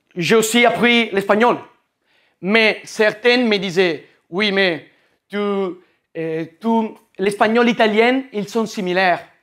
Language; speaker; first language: French; non-native, learner; Italian